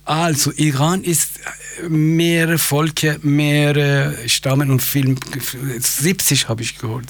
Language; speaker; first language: German; non-native, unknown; Persian